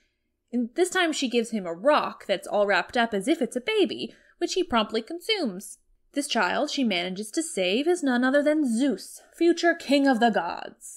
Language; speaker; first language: English; native; English